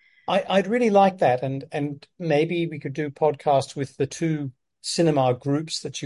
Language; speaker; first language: English; native; English